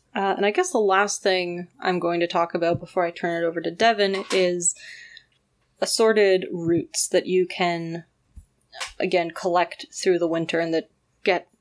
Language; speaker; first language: English; native; English